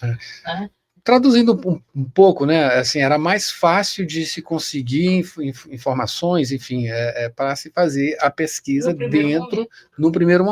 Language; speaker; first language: Portuguese; native; Portuguese